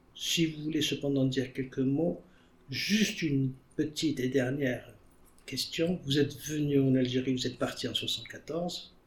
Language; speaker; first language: French; non-native, local second language; Arabic